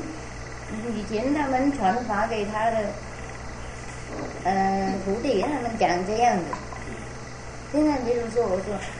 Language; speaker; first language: Chinese; non-native, fluent; Vietnamese